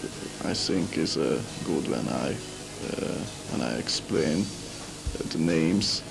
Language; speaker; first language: English; non-native, learner; Hungarian